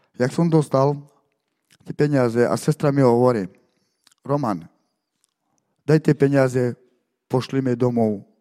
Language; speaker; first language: Slovak; non-native, local second language; Romany